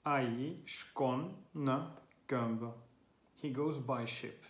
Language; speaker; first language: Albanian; non-native, learner; Finnish